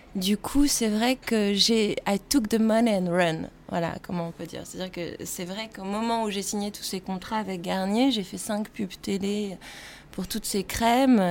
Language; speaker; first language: French; native; French